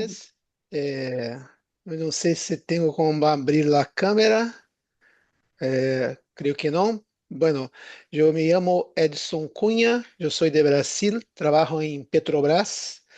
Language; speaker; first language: Spanish; non-native, fluent; Portuguese